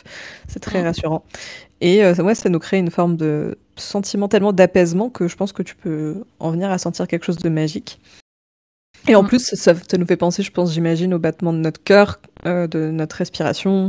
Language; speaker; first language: French; native; French